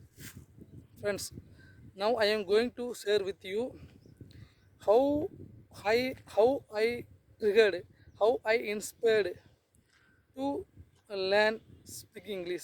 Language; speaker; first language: English; non-native, learner; Tamil